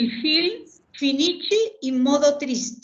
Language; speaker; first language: Italian; non-native, learner; Spanish